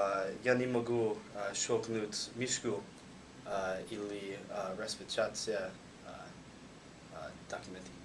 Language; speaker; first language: Russian; non-native, learner; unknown